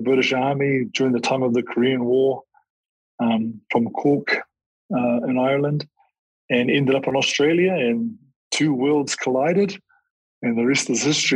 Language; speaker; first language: English; native; English